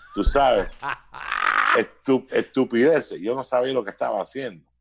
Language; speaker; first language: Spanish; early bilingual, heritage; Spanish